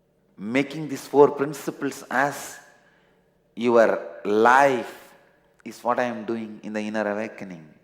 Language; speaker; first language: English; non-native, local second language; Tamil